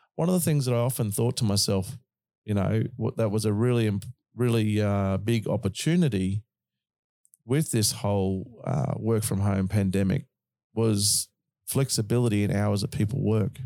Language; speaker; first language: English; native; English